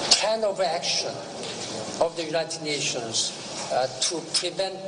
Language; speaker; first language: English; non-native, fluent; Korean